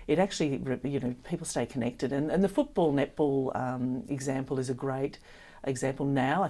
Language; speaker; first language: English; native; English